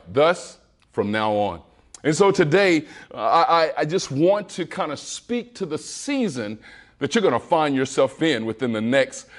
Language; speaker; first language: English; native; English